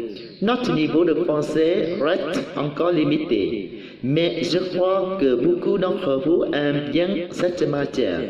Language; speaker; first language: French; non-native, learner; Vietnamese